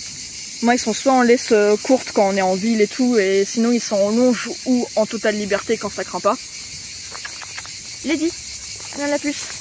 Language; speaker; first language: French; native; French